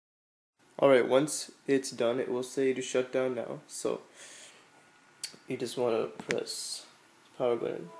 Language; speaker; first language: English; native; English